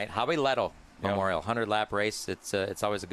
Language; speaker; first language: English; native; English